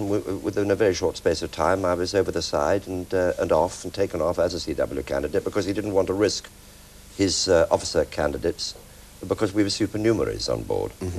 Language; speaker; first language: English; native; English